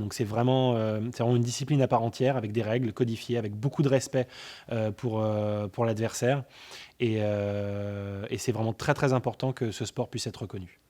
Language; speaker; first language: French; native; French